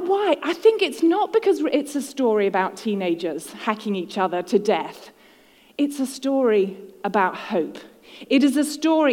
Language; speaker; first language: English; native; English